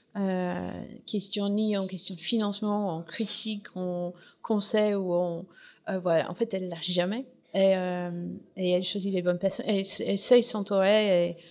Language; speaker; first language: French; non-native, fluent; English